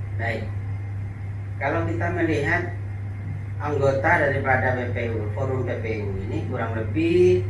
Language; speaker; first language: Indonesian; native; Indonesian